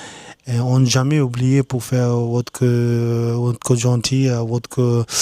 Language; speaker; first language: French; non-native, learner; Tibetan